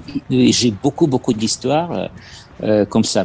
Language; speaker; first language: French; non-native, fluent; Ukrainian